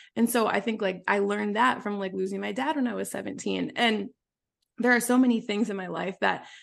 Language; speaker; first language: English; native; English